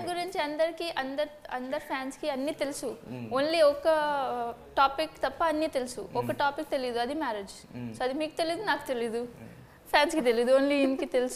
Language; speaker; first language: Telugu; non-native, fluent; Hindi